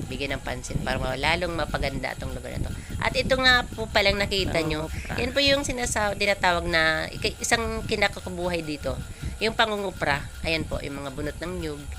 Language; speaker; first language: Filipino; non-native, local second language; Bikol